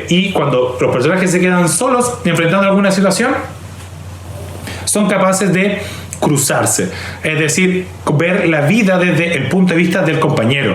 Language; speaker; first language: Spanish; native; Spanish